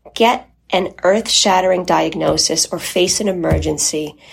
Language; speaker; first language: English; early bilingual, other home language; Polish